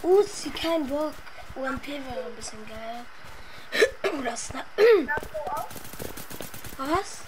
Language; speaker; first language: German; native; German